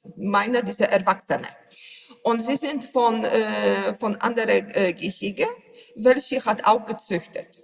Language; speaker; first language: German; non-native, learner; Polish